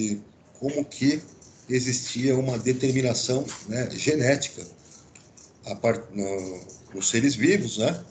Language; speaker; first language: Portuguese; native; Portuguese